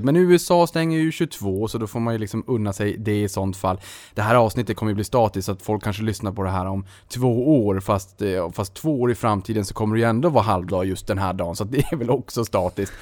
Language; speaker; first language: Swedish; native; Swedish